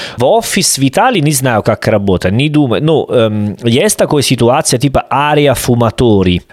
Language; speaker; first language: Russian; non-native, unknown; Italian